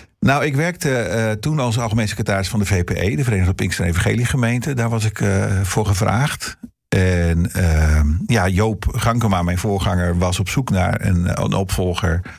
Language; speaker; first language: Dutch; early bilingual, heritage; Dutch